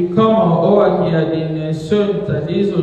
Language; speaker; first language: Danish; non-native, fluent; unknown